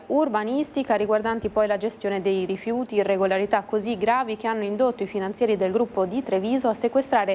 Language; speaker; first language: Italian; native; Italian